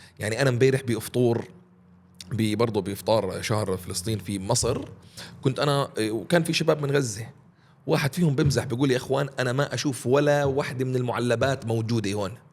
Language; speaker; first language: Arabic; early bilingual, heritage; Arabic